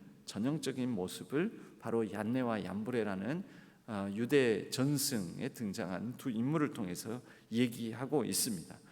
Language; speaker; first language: Korean; native; Korean